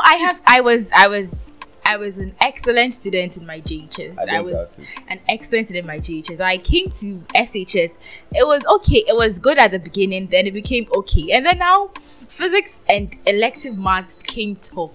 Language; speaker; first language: English; non-native, local second language; Akan